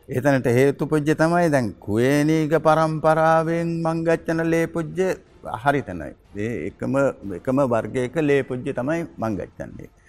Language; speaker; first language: Sinhala; native; Sinhala